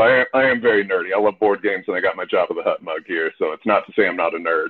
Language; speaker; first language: English; native; English